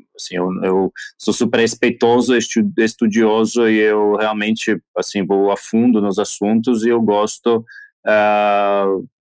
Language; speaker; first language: Portuguese; non-native, fluent; Slovak